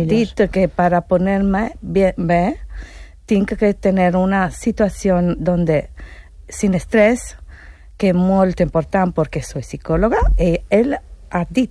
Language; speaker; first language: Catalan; non-native, learner; Spanish